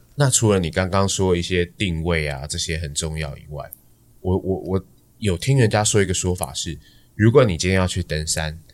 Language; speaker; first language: Chinese; native; Chinese